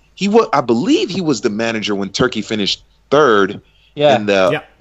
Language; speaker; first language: English; native; English